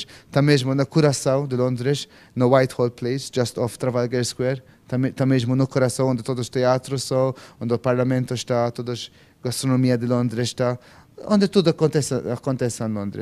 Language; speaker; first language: Portuguese; non-native, fluent; Maltese